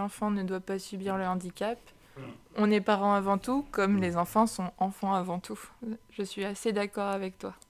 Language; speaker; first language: French; native; French